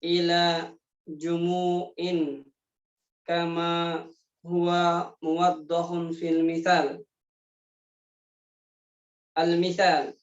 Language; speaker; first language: Arabic; non-native, fluent; Indonesian